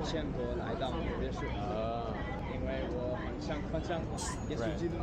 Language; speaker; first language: Chinese; non-native, learner; English